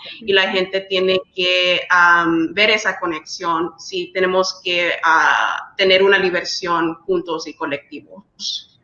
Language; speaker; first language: Spanish; early bilingual, heritage; English